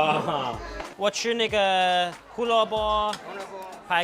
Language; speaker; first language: Chinese; non-native, learner; English